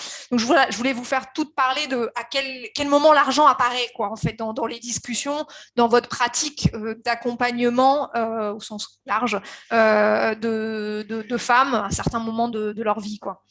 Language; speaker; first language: French; native; French